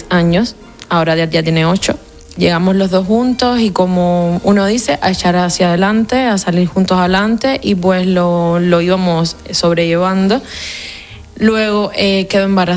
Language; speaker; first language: Spanish; native; Spanish